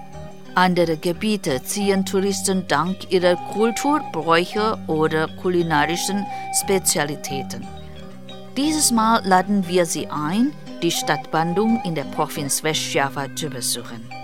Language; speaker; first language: German; non-native, fluent; Indonesian